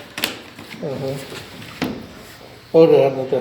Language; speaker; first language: English; non-native, learner; Indonesian